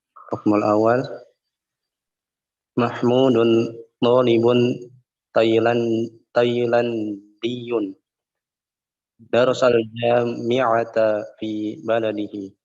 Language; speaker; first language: Arabic; non-native, learner; Indonesian